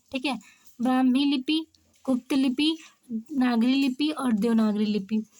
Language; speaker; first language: Hindi; native; Hindi